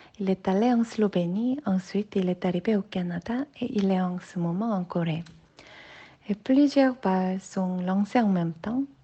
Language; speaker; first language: French; non-native, fluent; Korean